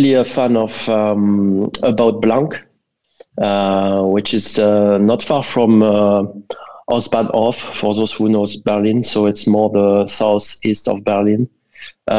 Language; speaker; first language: English; non-native, fluent; French